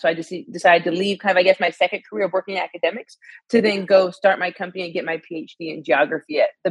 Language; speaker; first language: English; native; English